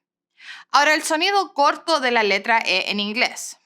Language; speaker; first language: Spanish; non-native, fluent; English